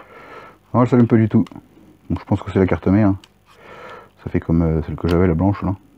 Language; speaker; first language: French; native; French